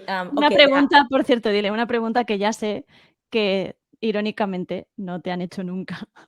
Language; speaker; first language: Spanish; native; Spanish